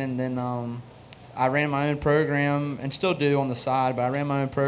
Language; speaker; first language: English; native; English